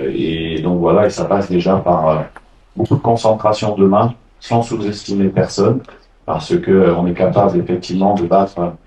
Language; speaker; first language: French; non-native, fluent; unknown